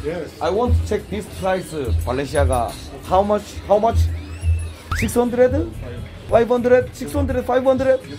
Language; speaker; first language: English; non-native, learner; Korean